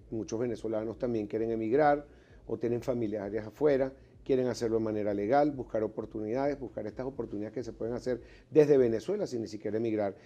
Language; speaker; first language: Spanish; native; Spanish